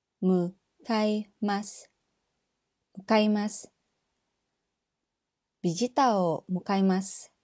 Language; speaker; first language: Japanese; non-native, fluent; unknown